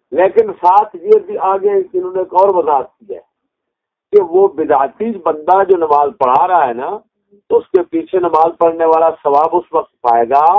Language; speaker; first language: Urdu; non-native, local second language; Punjabi